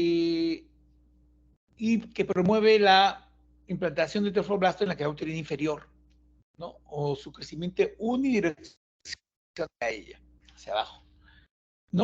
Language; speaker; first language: Spanish; native; Spanish